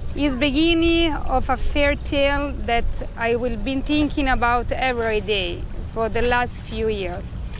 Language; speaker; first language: English; non-native, learner; Italian